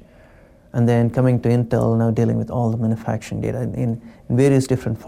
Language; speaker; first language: English; non-native, local second language; Tamil